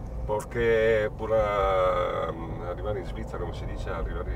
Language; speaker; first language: Spanish; non-native, learner; Italian